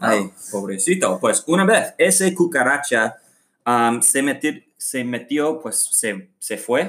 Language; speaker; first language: Spanish; non-native, learner; English